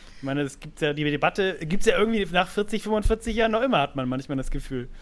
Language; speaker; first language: German; native; German